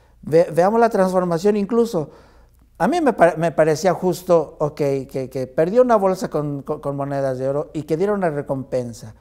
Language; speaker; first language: Spanish; native; Spanish